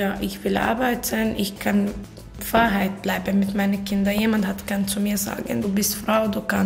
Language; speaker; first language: German; non-native, learner; Arabic